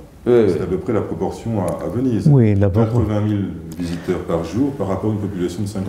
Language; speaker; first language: French; native; French